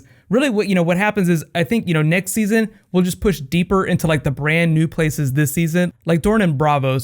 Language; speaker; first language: English; native; English